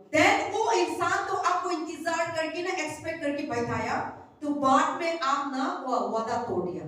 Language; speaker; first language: Hindi; non-native, local second language; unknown